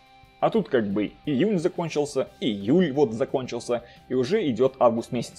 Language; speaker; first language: Russian; native; Russian